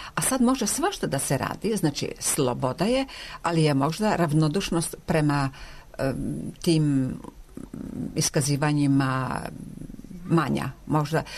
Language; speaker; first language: Serbian; non-native, local second language; Hungarian